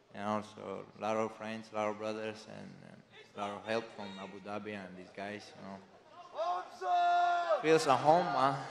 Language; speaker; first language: English; non-native, learner; Chechen